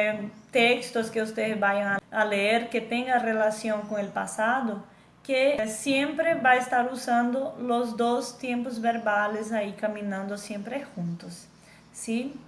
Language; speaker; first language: Spanish; non-native, fluent; Portuguese